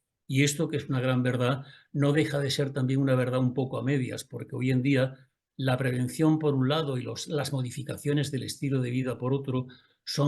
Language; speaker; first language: Spanish; native; Spanish